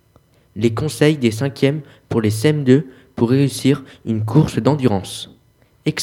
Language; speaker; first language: French; native; French